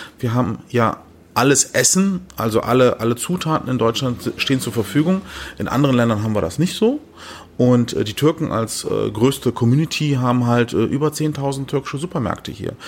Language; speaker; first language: German; early bilingual, other home language; Turkish